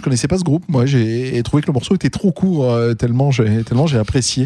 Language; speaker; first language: French; native; French